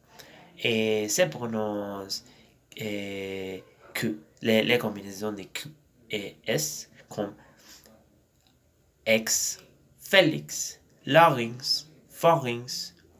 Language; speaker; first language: French; non-native, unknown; Spanish